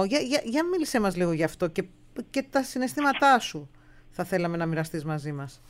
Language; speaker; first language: Greek; native; Greek